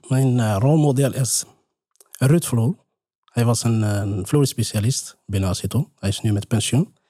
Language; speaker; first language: Dutch; non-native, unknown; Arabic